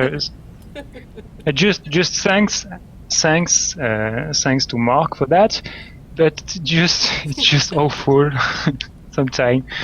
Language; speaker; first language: English; non-native, learner; French